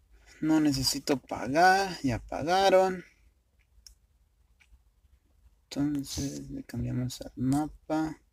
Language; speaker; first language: Spanish; early bilingual, heritage; Spanish